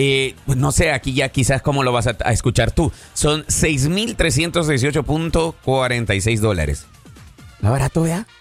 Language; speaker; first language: Spanish; native; Spanish